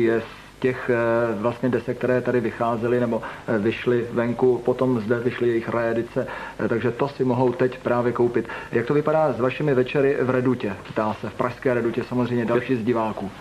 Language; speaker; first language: Czech; native; Czech